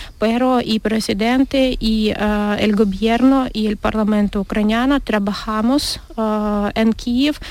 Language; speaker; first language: Spanish; non-native, learner; Ukrainian